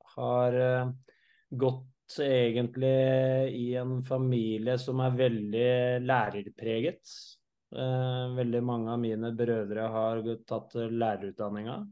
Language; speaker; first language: Norwegian; native; Norwegian